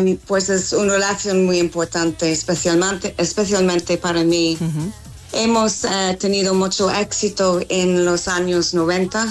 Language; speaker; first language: Spanish; non-native, fluent; English